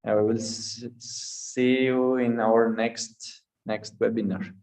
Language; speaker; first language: English; non-native, fluent; Armenian